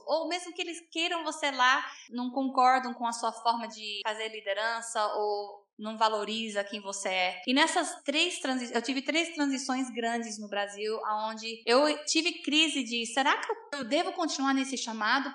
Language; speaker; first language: Portuguese; non-native, fluent; English